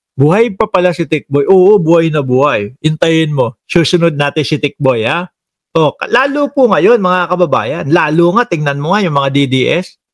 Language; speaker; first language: Filipino; non-native, local second language; Cebuano